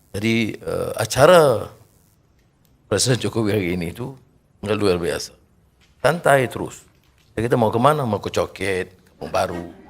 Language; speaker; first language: Malay; native; Malay